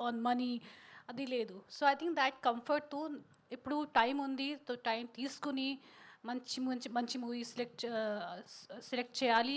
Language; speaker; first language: Telugu; non-native, local second language; Hindi